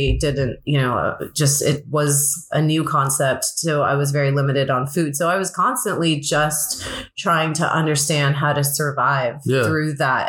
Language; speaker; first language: English; early bilingual, other home language; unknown